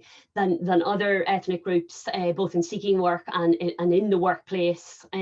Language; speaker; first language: English; native; English